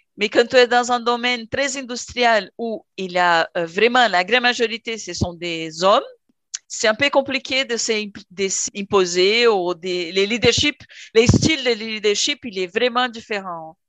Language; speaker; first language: French; non-native, fluent; Portuguese